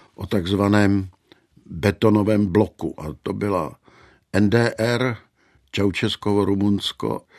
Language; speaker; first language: Czech; native; Czech